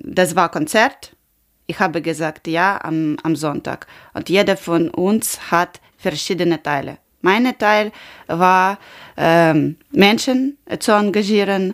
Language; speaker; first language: German; non-native, learner; Ukrainian